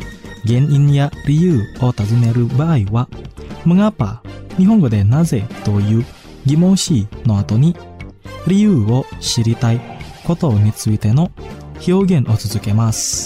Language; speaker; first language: Japanese; non-native, fluent; Indonesian